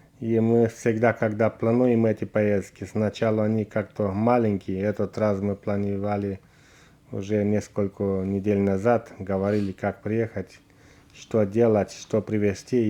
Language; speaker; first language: Russian; non-native, local second language; Romanian